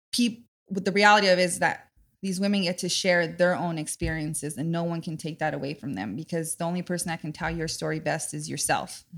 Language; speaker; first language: English; native; English